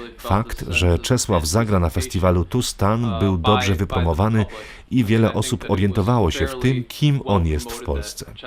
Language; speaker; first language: Polish; non-native, fluent; English